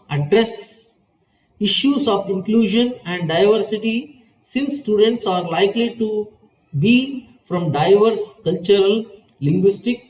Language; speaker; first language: English; non-native, local second language; Kannada